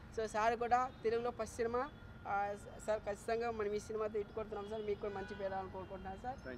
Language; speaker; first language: Telugu; native; Telugu